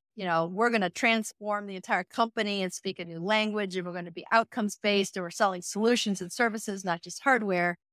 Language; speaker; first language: English; native; English